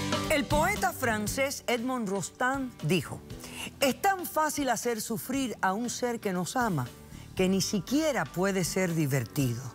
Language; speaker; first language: Spanish; native; Spanish